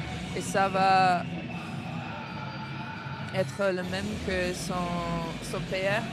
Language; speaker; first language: French; non-native, learner; English